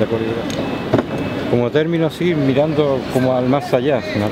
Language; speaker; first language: Spanish; native; Spanish